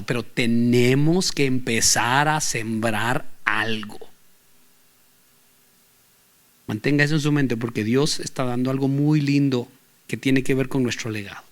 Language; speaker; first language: Spanish; native; Spanish